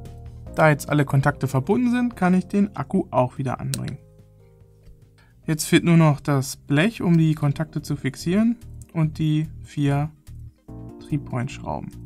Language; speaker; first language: German; native; German